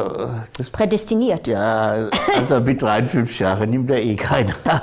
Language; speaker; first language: German; native; German